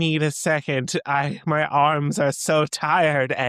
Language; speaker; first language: English; native; English